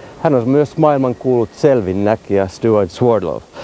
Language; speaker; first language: Finnish; native; Finnish